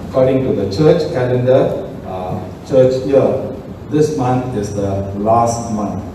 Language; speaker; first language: English; non-native, local second language; Tamil